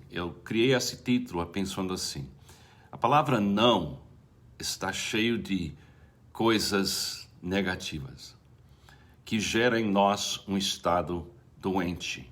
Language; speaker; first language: Portuguese; non-native, fluent; English